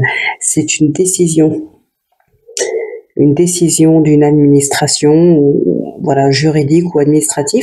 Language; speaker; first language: French; native; French